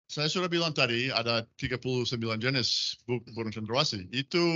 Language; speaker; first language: Indonesian; non-native, fluent; English